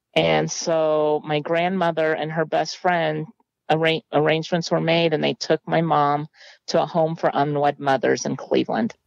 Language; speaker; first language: English; native; English